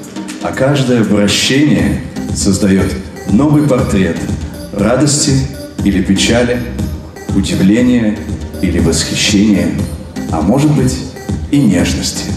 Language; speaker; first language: Russian; native; Russian